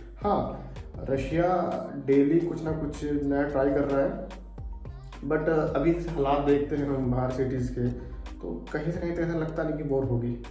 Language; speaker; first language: Hindi; non-native, local second language; Punjabi